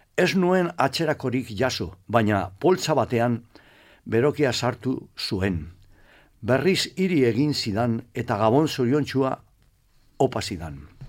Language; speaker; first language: Basque; non-native, local second language; Spanish